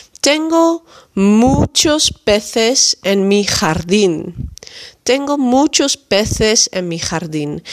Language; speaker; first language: Spanish; non-native, fluent; Dutch